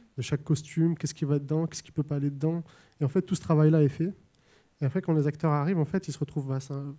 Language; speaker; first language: French; native; French